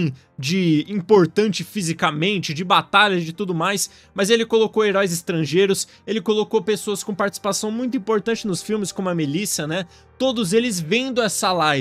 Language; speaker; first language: Portuguese; native; Portuguese